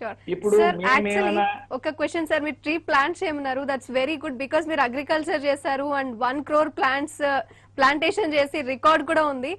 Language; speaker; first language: Telugu; native; Telugu